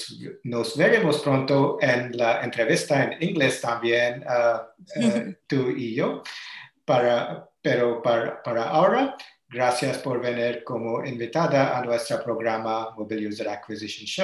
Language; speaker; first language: Spanish; non-native, learner; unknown